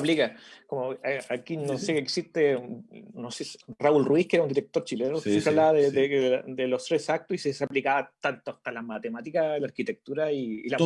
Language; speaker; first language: Spanish; native; Spanish